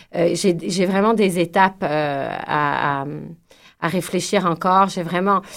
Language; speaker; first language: French; native; French